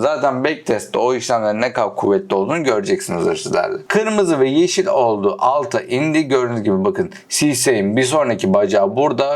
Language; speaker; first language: Turkish; native; Turkish